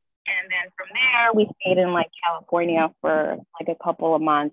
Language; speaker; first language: English; early bilingual, other home language; Spanish